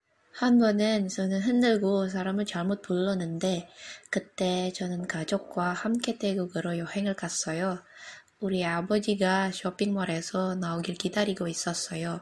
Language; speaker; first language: Korean; non-native, learner; Indonesian